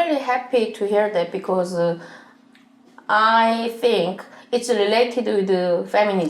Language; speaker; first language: English; non-native, learner; Korean